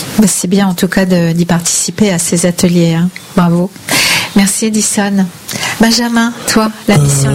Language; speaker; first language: French; native; French